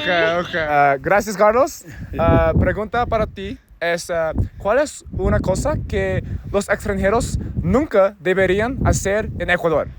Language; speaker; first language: Spanish; non-native, learner; English